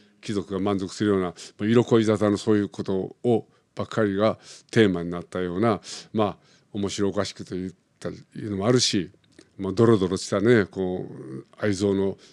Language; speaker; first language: Japanese; native; Japanese